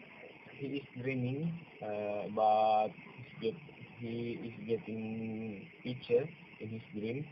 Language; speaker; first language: English; non-native, local second language; Malay